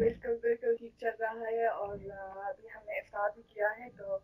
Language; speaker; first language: Hindi; non-native, fluent; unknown